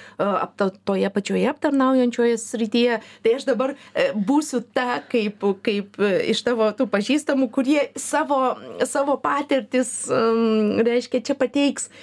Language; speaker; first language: Lithuanian; native; Lithuanian